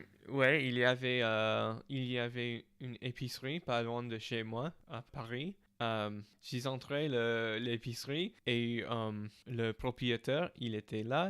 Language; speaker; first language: French; non-native, fluent; English